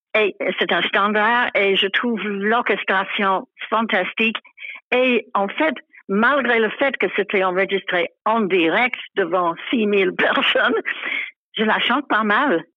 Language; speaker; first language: French; non-native, fluent; English